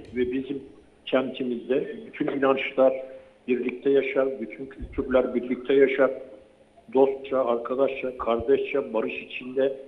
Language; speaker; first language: Turkish; native; Turkish